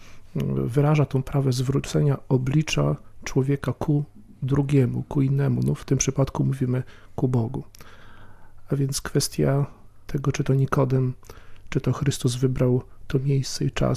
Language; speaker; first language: Polish; native; Polish